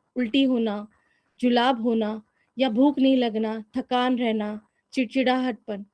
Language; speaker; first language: Hindi; non-native, local second language; Marathi